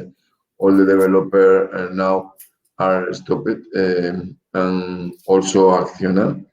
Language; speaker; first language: English; non-native, learner; Spanish